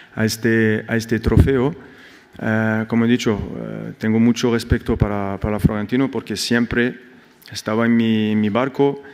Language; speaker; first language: Spanish; non-native, fluent; French